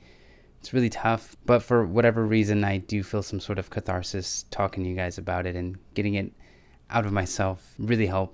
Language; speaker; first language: English; native; English